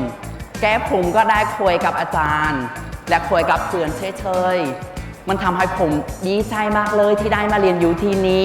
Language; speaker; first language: Thai; non-native, fluent; Khmer